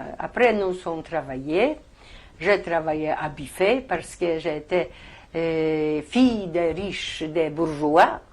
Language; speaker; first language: French; non-native, learner; Polish